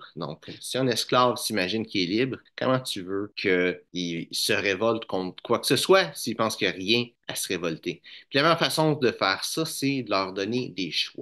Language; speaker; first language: French; native; French